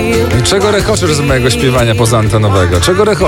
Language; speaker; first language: Polish; native; Polish